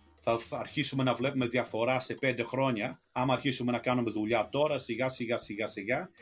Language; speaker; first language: Greek; early bilingual, heritage; Greek